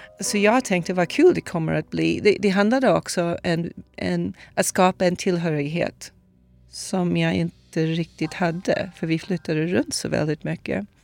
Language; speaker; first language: Swedish; non-native, fluent; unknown